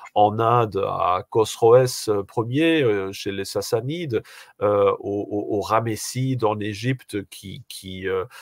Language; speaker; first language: French; native; French